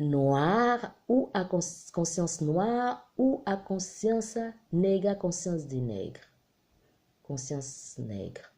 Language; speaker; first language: Portuguese; non-native, learner; Haitian Creole